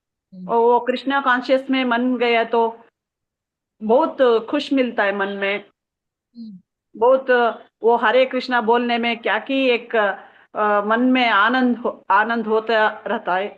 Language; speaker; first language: Hindi; non-native, local second language; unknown